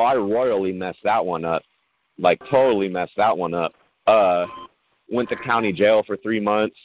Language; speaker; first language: English; native; English